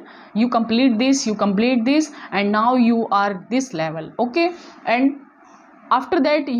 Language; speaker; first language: English; non-native, local second language; Hindi